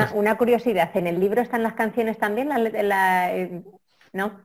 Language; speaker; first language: Spanish; native; Spanish